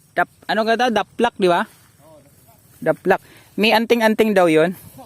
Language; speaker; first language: Filipino; non-native, local second language; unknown